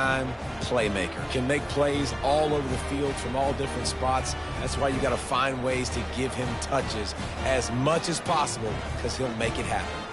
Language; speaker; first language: English; native; English